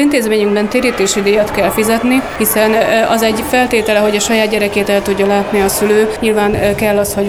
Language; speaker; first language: Hungarian; native; Hungarian